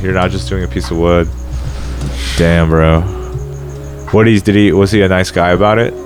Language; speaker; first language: English; early bilingual, other home language; Polish